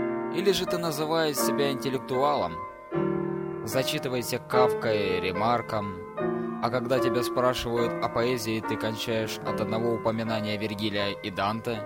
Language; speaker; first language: Russian; native; Russian